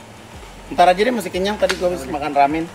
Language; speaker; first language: Indonesian; native; Indonesian